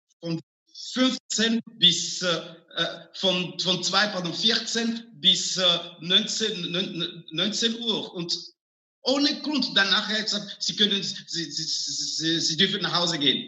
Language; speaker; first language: German; non-native, fluent; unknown